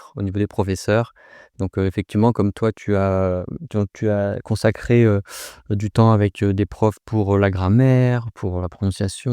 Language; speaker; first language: French; native; French